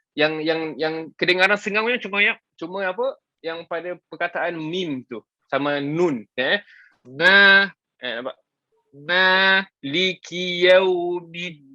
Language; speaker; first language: Malay; native; Malay